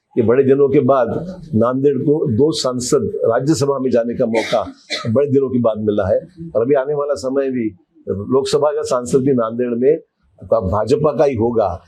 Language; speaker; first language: Hindi; non-native, local second language; Marathi